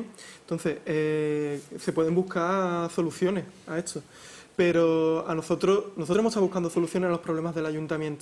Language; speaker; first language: Spanish; native; Spanish